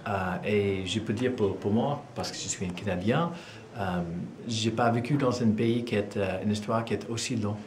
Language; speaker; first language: French; non-native, fluent; English